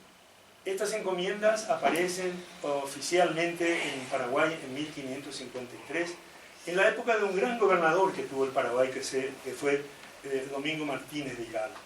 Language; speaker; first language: Spanish; native; Spanish